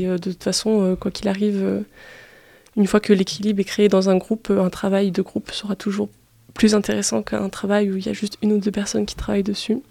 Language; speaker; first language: French; native; French